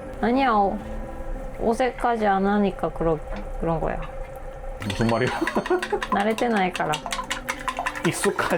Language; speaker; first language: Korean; non-native, learner; Japanese